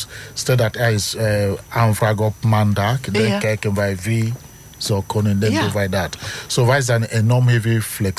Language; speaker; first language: Dutch; non-native, learner; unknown